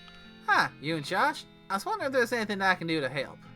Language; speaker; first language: English; native; English